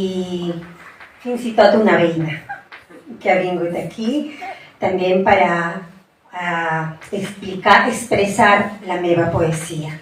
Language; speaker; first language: Catalan; non-native, fluent; Spanish